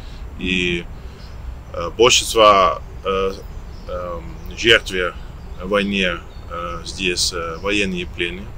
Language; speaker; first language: Russian; non-native, learner; Dutch